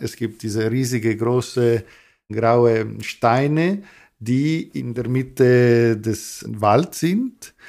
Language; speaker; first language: German; non-native, local second language; Italian